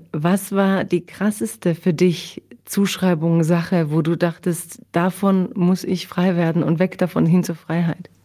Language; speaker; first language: German; early bilingual, other home language; Croatian